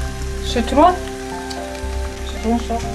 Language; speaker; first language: Dutch; non-native, learner; Arabic